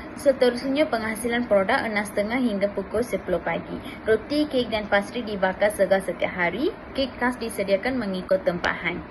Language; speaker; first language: Malay; non-native, local second language; Tamil